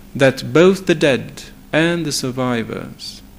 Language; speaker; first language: English; non-native, fluent; Romanian